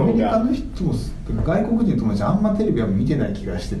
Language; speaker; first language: Japanese; native; Japanese